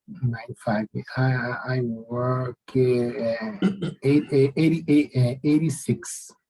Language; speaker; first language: English; non-native, learner; Portuguese